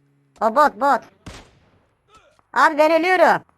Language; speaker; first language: Turkish; native; Turkish